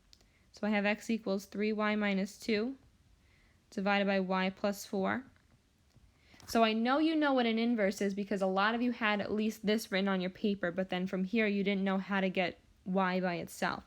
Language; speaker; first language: English; native; English